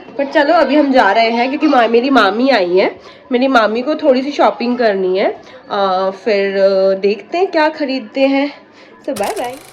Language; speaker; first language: Hindi; non-native, local second language; Bangla